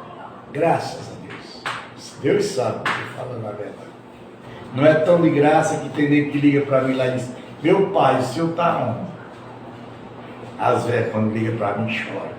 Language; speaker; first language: Portuguese; native; Portuguese